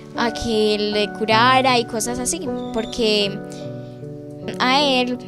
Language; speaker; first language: Spanish; native; Spanish